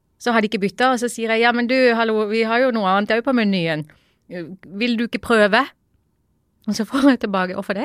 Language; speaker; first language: Norwegian; early bilingual, other home language; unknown